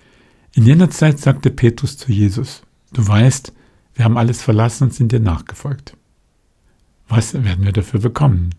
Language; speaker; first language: German; native; German